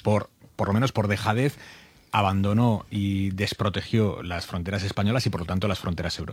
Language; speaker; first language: Spanish; native; Spanish